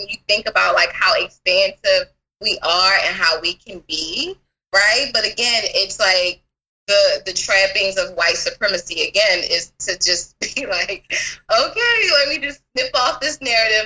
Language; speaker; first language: English; native; English